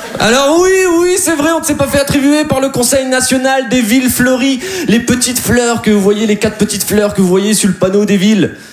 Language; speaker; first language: French; native; French